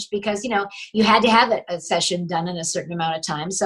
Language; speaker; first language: English; native; English